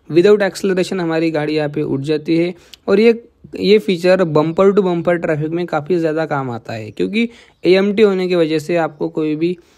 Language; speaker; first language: Hindi; non-native, local second language; Marathi